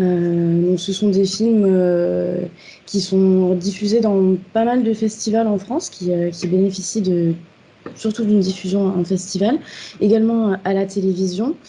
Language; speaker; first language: French; native; French